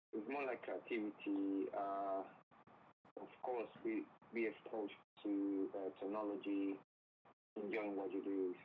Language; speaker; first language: English; non-native, fluent; Spanish